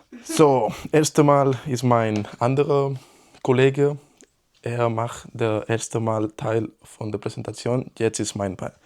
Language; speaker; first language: German; non-native, learner; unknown